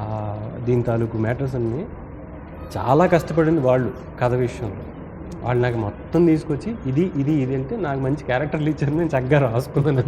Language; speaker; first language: Telugu; native; Telugu